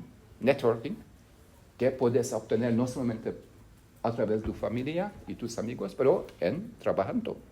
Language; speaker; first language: Spanish; non-native, fluent; Hungarian